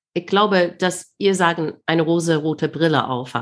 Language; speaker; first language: German; non-native, fluent; English